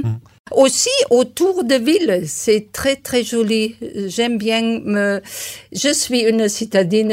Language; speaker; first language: French; non-native, learner; German